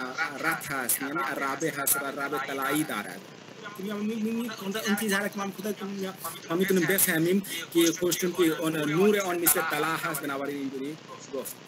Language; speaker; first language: Persian; non-native, learner; Hindi